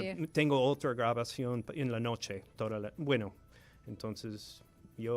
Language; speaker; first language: Spanish; non-native, fluent; English